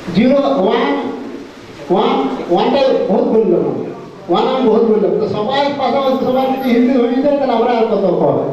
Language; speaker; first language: Bangla; non-native, local second language; Santali